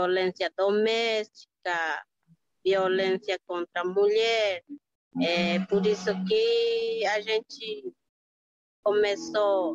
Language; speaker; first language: Portuguese; non-native, local second language; Guarani